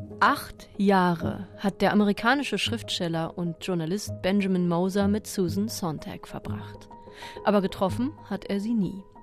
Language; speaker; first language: German; native; German